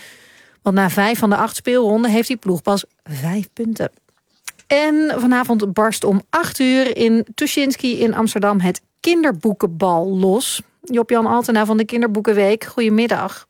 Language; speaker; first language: Dutch; native; Dutch